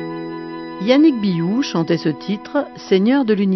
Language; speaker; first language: French; native; French